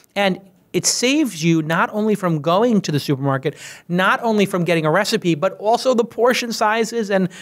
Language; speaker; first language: English; native; English